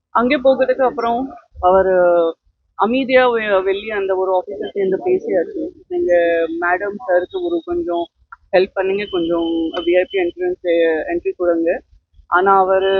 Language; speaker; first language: Tamil; non-native, learner; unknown